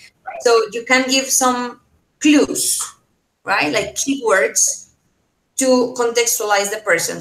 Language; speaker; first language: English; non-native, fluent; Spanish